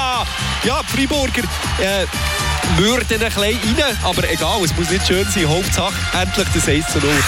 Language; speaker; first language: German; native; German